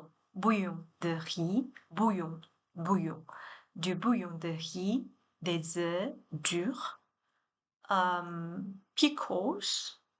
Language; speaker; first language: French; non-native, learner; Chinese